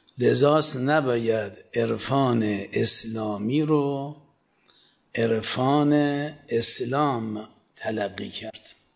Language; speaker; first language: Persian; native; Persian